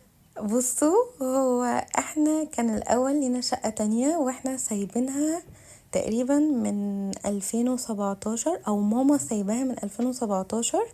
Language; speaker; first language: Arabic; native; Arabic